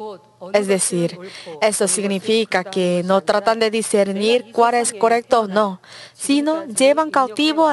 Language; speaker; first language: Spanish; non-native, learner; Korean